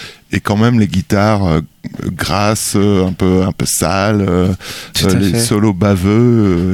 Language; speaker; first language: French; native; French